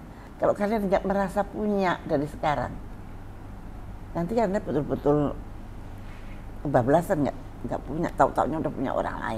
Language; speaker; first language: Indonesian; native; Indonesian